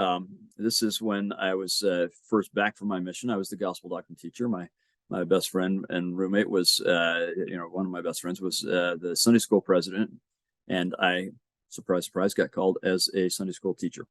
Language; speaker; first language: English; native; English